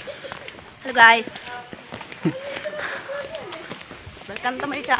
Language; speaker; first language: English; non-native, local second language; Filipino